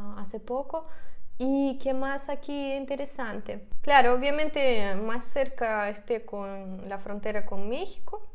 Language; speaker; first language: Spanish; non-native, fluent; Russian